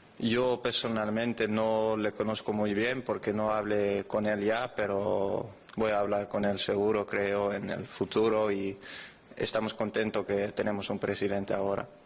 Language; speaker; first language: Spanish; non-native, fluent; Dutch